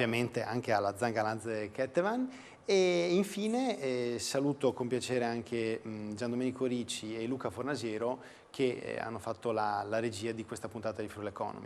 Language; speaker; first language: Italian; native; Italian